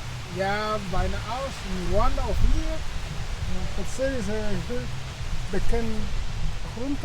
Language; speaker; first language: Dutch; non-native, learner; Kinyarwanda